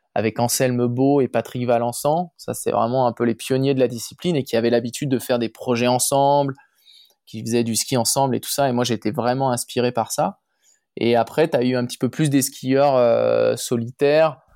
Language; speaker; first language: French; native; French